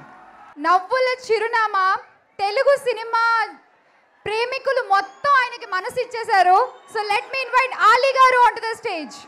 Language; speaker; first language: Telugu; native; Telugu